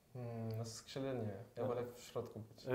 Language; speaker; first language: Polish; early bilingual, heritage; French